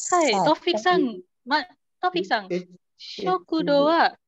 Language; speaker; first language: Japanese; non-native, fluent; Indonesian